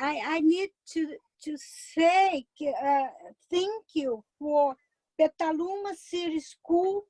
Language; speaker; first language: English; non-native, learner; Portuguese